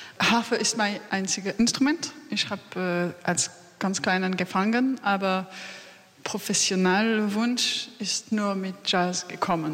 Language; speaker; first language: German; non-native, learner; French